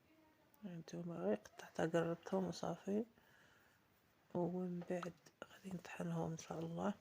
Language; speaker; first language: Arabic; native; Arabic